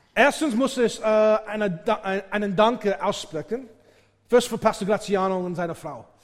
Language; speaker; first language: German; non-native, learner; English